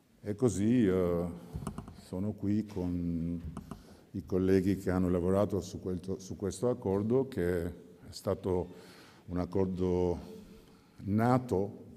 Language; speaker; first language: Italian; non-native, fluent; Albanian